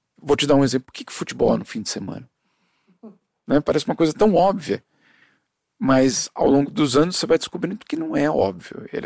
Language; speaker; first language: Portuguese; native; Portuguese